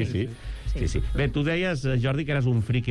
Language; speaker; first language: Catalan; native; Catalan